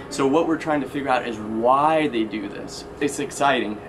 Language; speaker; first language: English; native; English